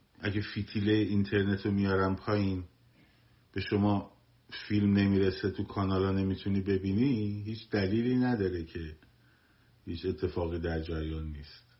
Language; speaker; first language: Persian; native; Persian